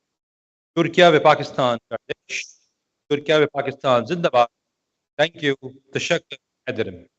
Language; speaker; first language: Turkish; non-native, learner; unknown